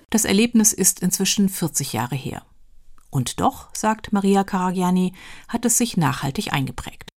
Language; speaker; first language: German; native; German